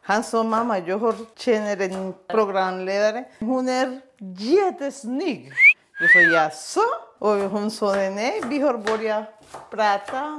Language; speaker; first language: Swedish; non-native, learner; Spanish